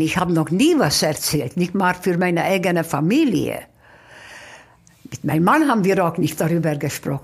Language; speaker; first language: German; non-native, fluent; Hungarian